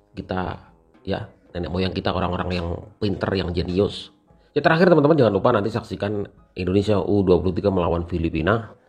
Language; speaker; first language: Indonesian; native; Indonesian